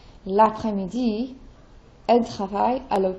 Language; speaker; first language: French; non-native, fluent; English